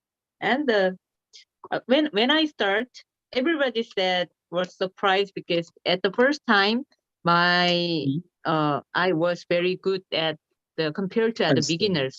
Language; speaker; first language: English; non-native, learner; Korean